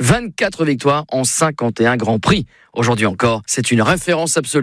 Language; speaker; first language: French; native; French